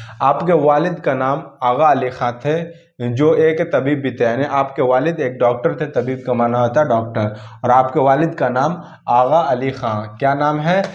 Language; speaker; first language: Urdu; native; Urdu